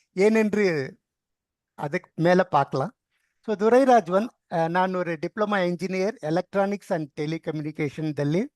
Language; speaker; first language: Tamil; non-native, local second language; Telugu